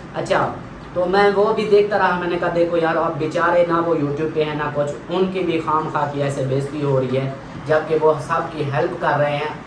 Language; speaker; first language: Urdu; non-native, local second language; Saraiki